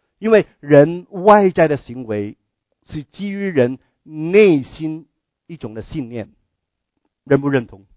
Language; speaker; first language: Chinese; non-native, local second language; Cantonese